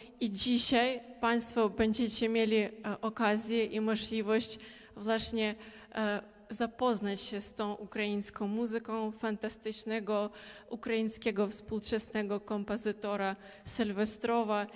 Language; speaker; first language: Polish; non-native, local second language; Ukrainian